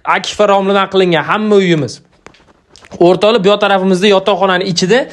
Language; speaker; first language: Uzbek; native; Uzbek